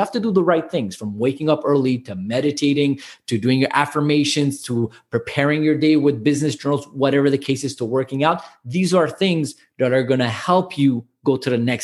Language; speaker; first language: English; native; English